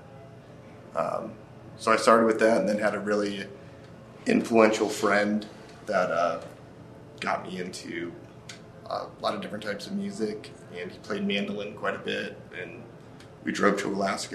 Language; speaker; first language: English; native; English